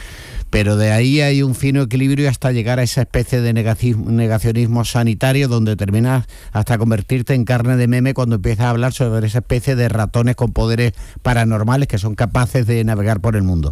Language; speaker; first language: Spanish; native; Spanish